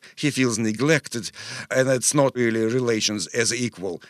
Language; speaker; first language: English; non-native, fluent; Russian